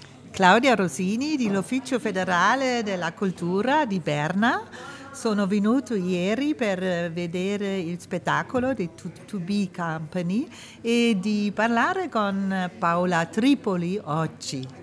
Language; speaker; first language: Italian; non-native, learner; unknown